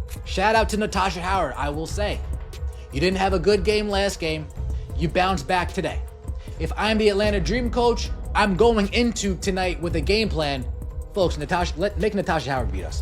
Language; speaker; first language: English; native; English